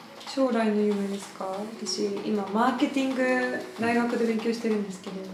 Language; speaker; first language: Japanese; non-native, fluent; Polish